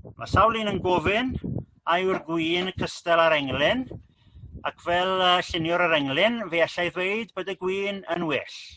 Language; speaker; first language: Welsh; native; Welsh